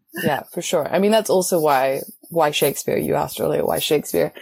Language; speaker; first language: English; native; English